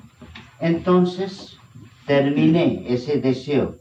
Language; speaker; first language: Spanish; non-native, fluent; Bangla